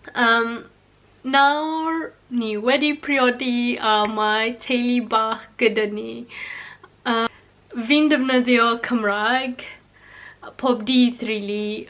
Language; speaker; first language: Welsh; non-native, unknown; Malay